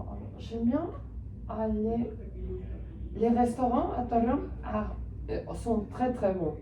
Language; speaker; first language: French; non-native, fluent; Spanish